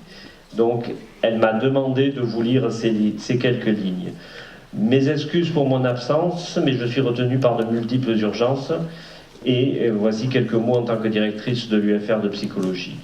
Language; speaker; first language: French; native; French